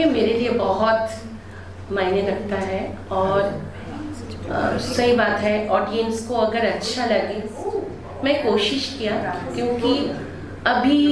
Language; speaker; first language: Hindi; non-native, local second language; Bangla